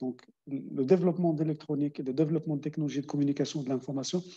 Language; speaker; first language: French; non-native, local second language; Arabic